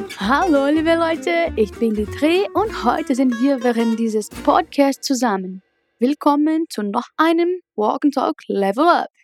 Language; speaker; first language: German; non-native, fluent; Portuguese